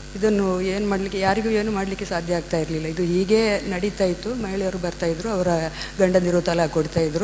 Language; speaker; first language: Kannada; non-native, local second language; Malayalam